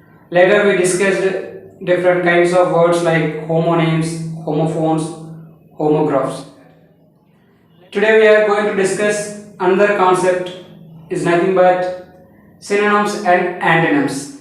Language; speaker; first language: English; non-native, local second language; Telugu